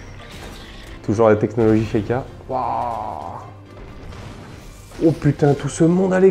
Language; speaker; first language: French; native; French